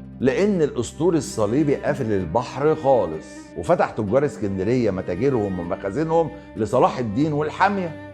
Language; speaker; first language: Arabic; native; Arabic